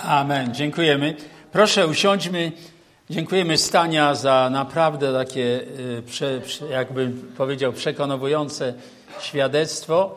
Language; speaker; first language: Polish; native; Polish